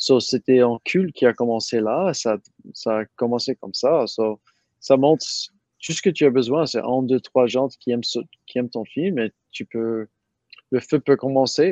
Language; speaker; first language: French; non-native, learner; English